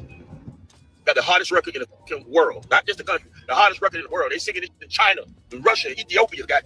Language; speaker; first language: English; native; English